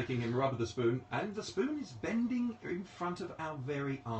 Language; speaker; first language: English; native; English